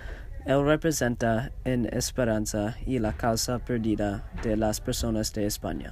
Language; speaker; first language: Spanish; non-native, learner; English